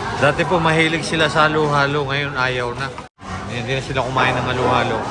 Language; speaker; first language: Filipino; native; Filipino